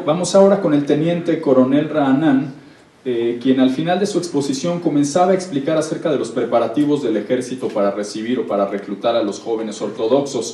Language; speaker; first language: Spanish; native; Spanish